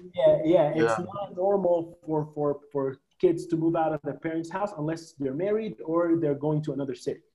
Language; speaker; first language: English; non-native, fluent; Arabic